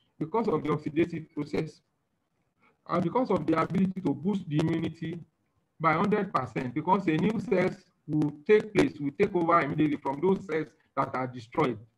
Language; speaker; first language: English; non-native, local second language; Yoruba